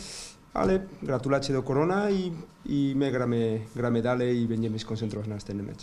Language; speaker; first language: Polish; non-native, learner; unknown